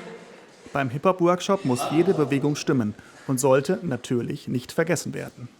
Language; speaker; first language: German; native; German